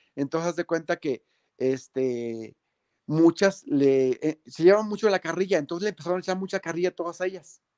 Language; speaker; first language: Spanish; native; Spanish